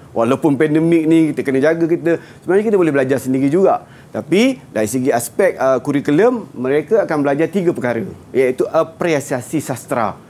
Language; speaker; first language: Malay; native; Malay